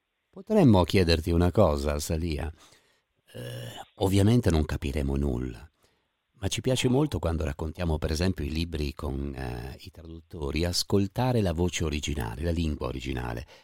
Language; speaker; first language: Italian; native; Italian